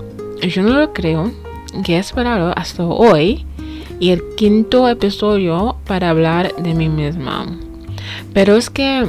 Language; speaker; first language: Spanish; non-native, fluent; English